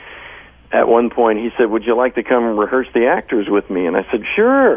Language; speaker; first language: English; native; English